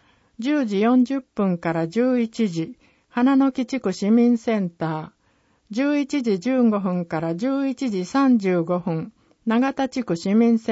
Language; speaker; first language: Japanese; native; Japanese